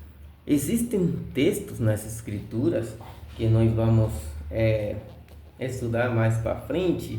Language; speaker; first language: Portuguese; non-native, fluent; Spanish